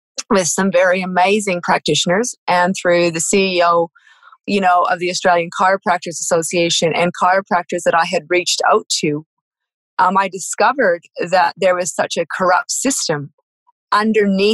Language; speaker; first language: English; native; English